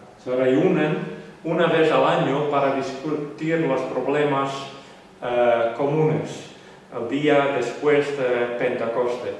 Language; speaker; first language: Spanish; non-native, learner; Western Frisian